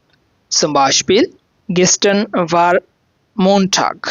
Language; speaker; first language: German; non-native, fluent; Bangla